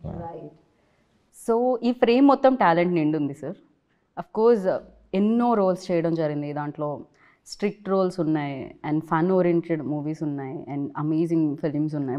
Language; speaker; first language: Telugu; native; Telugu